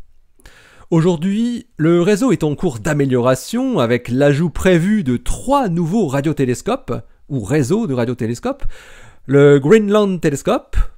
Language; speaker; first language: French; native; French